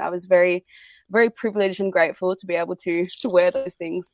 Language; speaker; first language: English; native; English